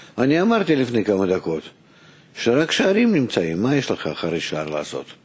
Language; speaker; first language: Hebrew; non-native, fluent; Russian